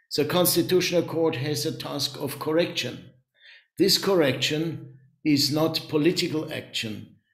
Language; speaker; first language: English; non-native, fluent; German